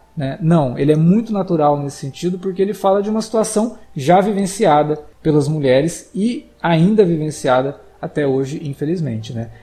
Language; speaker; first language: Portuguese; native; Portuguese